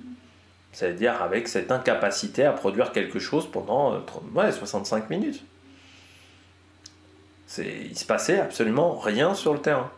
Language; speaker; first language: French; native; French